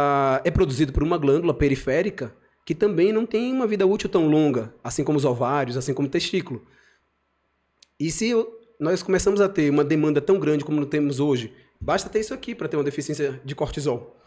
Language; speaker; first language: Portuguese; native; Portuguese